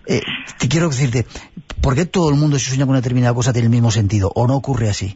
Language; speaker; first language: Spanish; native; Spanish